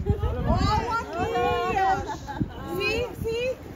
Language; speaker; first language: Portuguese; non-native, learner; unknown